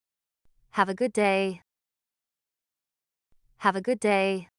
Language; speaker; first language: English; non-native, fluent; Portuguese